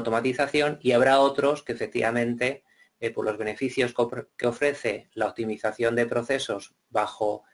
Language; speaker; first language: Spanish; native; Spanish